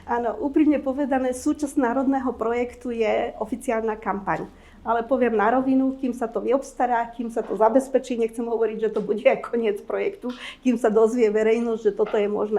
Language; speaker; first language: Slovak; native; Slovak